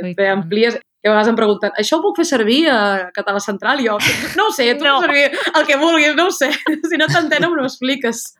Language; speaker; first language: Catalan; native; Catalan